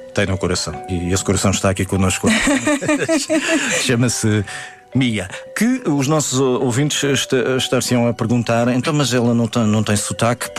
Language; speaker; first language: Portuguese; native; Portuguese